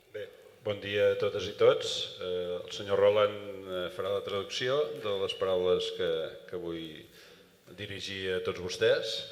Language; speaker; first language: Catalan; native; Catalan